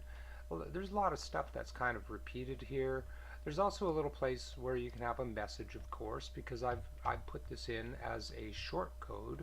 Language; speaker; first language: English; native; English